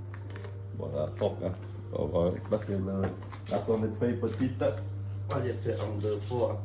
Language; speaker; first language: French; non-native, fluent; Vietnamese